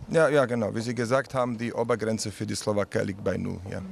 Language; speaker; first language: German; non-native, fluent; Slovak